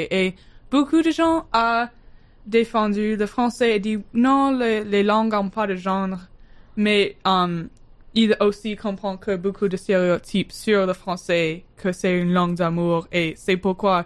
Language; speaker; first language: French; non-native, learner; English